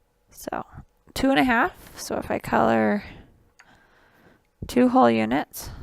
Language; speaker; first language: English; native; English